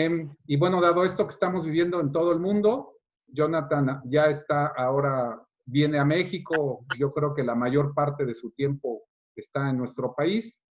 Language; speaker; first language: Spanish; native; Spanish